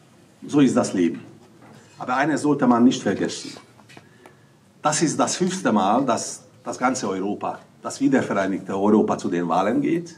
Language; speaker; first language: German; non-native, fluent; Hungarian